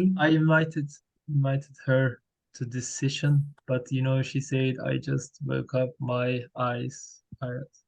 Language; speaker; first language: English; non-native, learner; Turkish